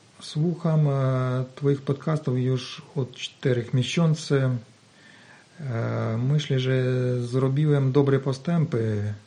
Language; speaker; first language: Polish; non-native, learner; Ukrainian